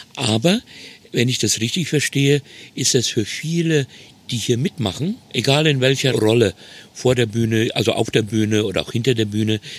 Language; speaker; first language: German; native; German